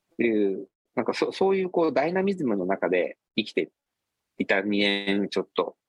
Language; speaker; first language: Japanese; native; Japanese